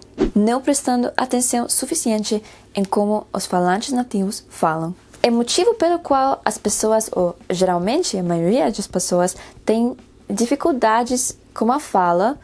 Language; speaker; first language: Portuguese; non-native, fluent; Spanish